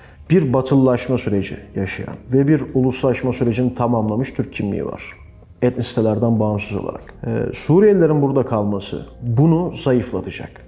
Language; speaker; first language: Turkish; native; Turkish